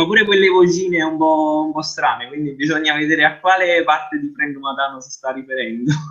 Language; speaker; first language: Italian; native; Italian